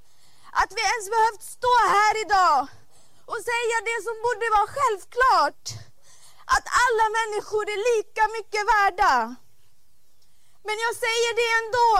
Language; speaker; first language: Swedish; non-native, fluent; Arabic